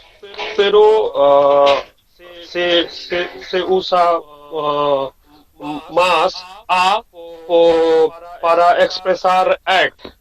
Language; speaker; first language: Spanish; non-native, learner; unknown